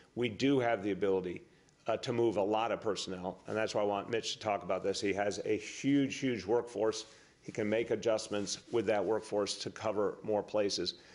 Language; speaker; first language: English; native; English